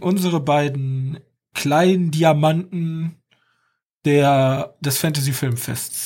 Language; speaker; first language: German; native; German